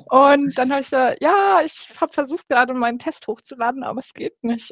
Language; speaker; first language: German; native; German